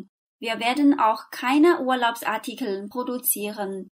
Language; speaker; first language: German; non-native, fluent; Chinese